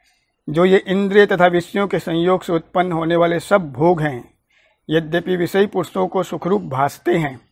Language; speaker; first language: Hindi; native; Hindi